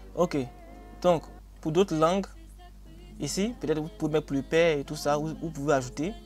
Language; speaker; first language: French; non-native, local second language; Akan